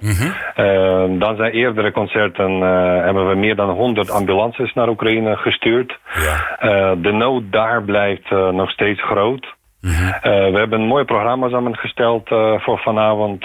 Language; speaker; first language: Dutch; non-native, fluent; Ukrainian